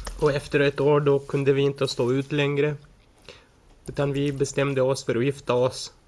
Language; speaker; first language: Swedish; early bilingual, other home language; Arabic